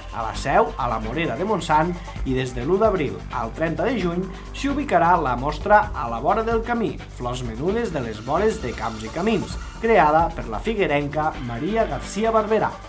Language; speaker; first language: Catalan; native; Catalan